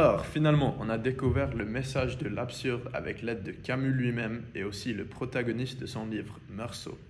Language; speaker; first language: French; non-native, learner; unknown